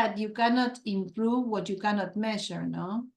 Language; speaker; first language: English; non-native, fluent; Spanish